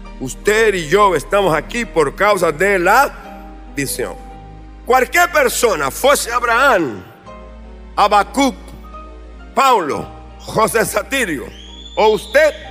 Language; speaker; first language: Spanish; non-native, fluent; Portuguese